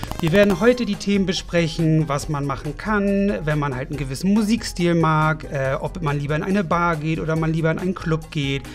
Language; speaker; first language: German; native; German